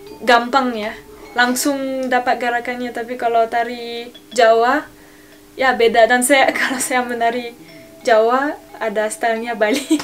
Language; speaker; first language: Indonesian; non-native, learner; French